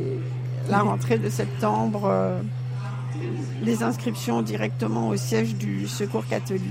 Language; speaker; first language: French; native; French